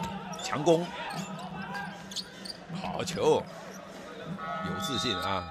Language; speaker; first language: Chinese; native; Chinese